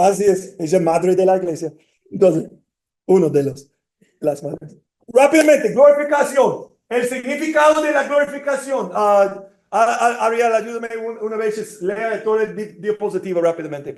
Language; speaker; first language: Spanish; non-native, fluent; English